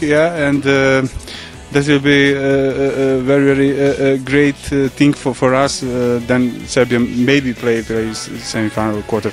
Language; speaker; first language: English; non-native, learner; Serbian